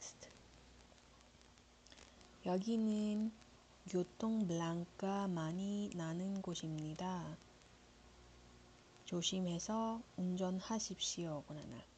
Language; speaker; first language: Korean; non-native, learner; Iloko